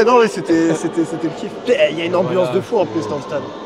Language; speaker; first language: French; native; French